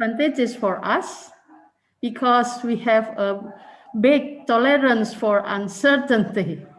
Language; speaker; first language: English; non-native, learner; Indonesian